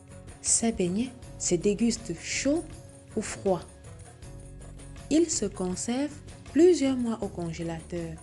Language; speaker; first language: French; native; French